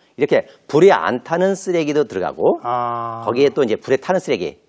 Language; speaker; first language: Korean; native; Korean